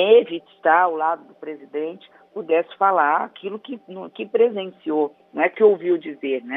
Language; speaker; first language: Portuguese; native; Portuguese